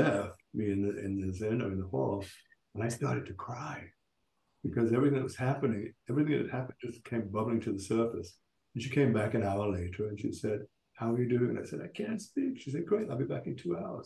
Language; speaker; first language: English; native; English